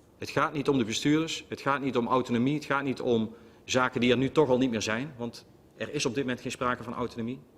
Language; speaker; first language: Dutch; native; Dutch